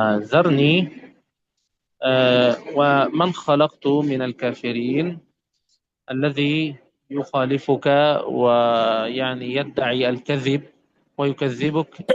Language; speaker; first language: Arabic; native; Arabic